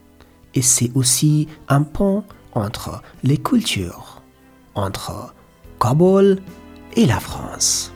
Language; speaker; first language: French; non-native, learner; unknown